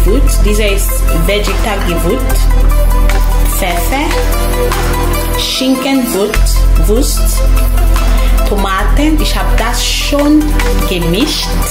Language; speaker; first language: German; non-native, learner; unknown